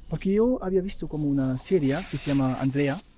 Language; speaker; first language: Spanish; non-native, fluent; German